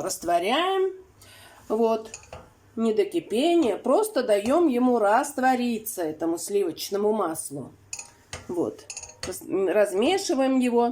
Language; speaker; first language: Russian; native; Russian